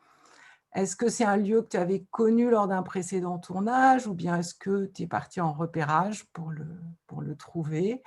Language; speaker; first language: French; native; French